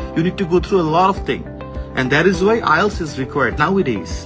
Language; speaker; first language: English; non-native, local second language; Bangla